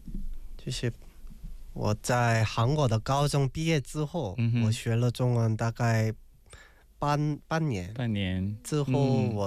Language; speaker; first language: Chinese; non-native, fluent; Korean